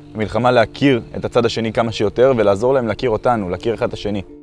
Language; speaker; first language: Hebrew; native; Hebrew